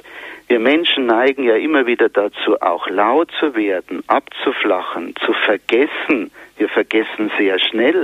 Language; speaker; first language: German; native; German